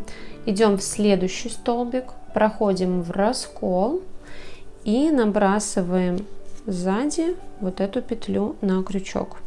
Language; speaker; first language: Russian; native; Russian